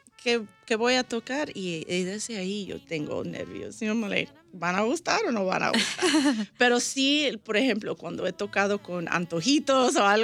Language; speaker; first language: Spanish; early bilingual, heritage; Spanish